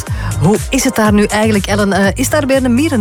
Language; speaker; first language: Dutch; native; Dutch